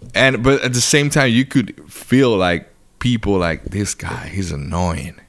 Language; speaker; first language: English; non-native, fluent; Spanish